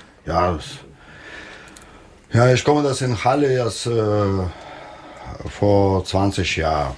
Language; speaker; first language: German; non-native, learner; Russian